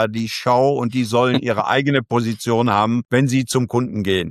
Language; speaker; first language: German; native; German